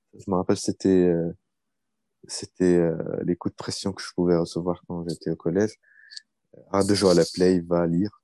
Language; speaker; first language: French; early bilingual, other home language; Arabic